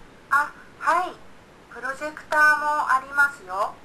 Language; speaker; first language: Japanese; non-native, learner; Indonesian